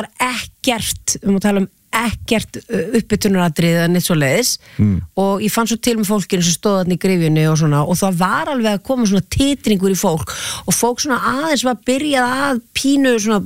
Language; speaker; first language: Icelandic; native; Icelandic